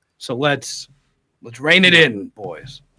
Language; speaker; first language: English; native; English